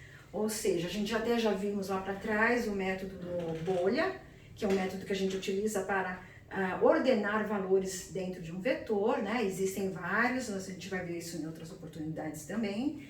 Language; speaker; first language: Portuguese; native; Portuguese